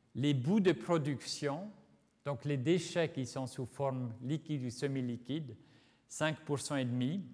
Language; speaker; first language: French; non-native, fluent; Swiss German